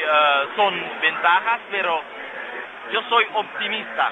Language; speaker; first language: Spanish; non-native, learner; Dutch